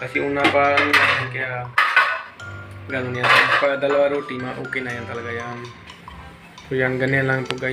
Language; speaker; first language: Filipino; non-native, learner; Punjabi